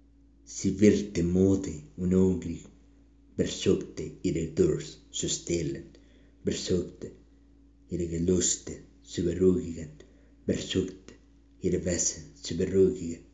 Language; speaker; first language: German; non-native, learner; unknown